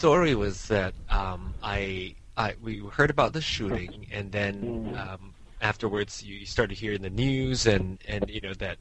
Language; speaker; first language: English; non-native, local second language; Min Nan Chinese